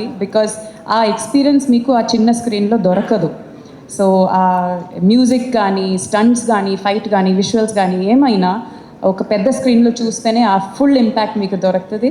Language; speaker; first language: Telugu; non-native, fluent; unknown